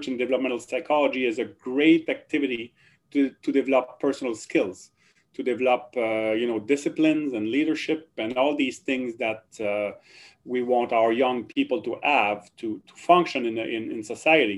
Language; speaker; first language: English; non-native, fluent; French